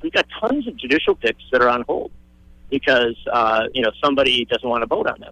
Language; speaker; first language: English; native; English